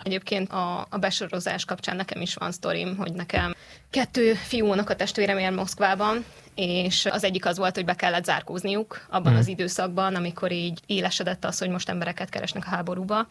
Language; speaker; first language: Hungarian; native; Hungarian